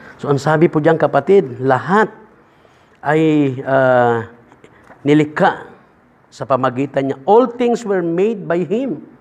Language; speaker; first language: Filipino; native; Filipino